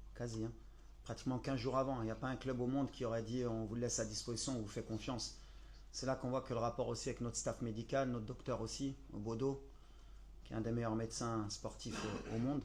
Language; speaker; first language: French; native; French